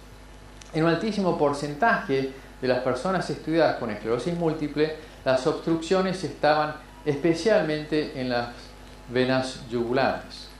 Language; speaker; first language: Spanish; native; Spanish